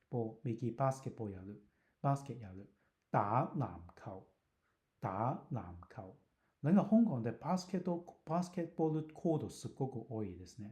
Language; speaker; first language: Japanese; non-native, fluent; Cantonese